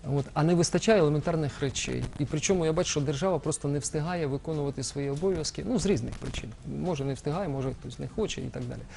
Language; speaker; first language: Ukrainian; non-native, local second language; Russian